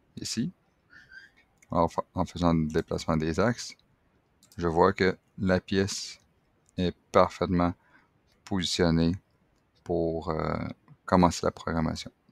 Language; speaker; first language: French; native; French